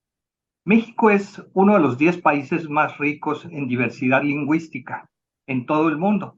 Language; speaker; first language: Spanish; native; Spanish